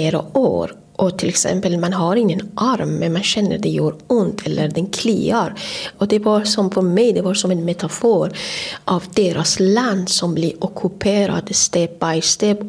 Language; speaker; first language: Swedish; non-native, fluent; Kurdish